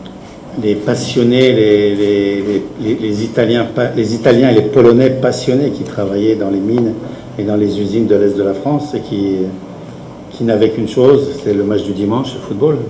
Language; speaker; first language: French; native; French